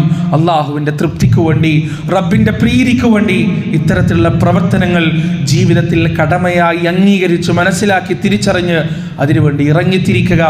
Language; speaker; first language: Malayalam; native; Malayalam